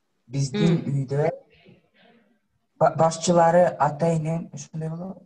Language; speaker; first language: Kyrgyz; non-native, local second language; Russian